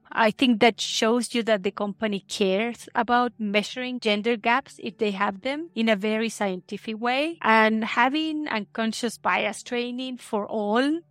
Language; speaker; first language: English; non-native, fluent; Spanish